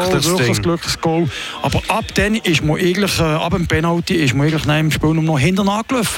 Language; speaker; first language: German; native; German